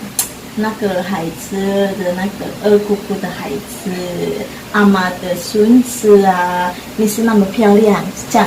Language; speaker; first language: Chinese; non-native, learner; Indonesian